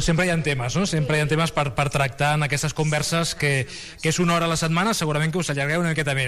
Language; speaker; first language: Catalan; native; Catalan